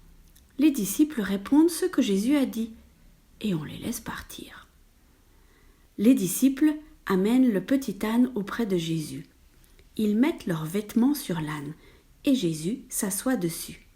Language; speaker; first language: French; native; French